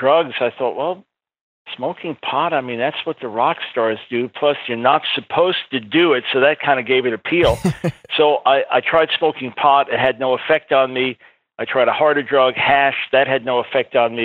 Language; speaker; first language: English; native; English